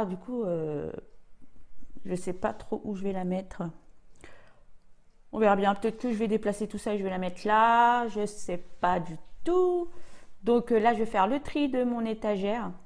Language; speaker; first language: French; native; French